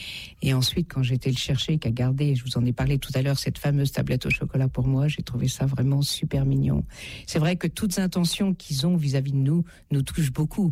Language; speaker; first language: French; native; French